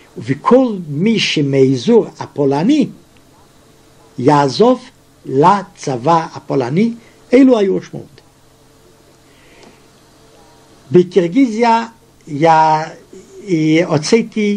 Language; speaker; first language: Hebrew; non-native, fluent; Yiddish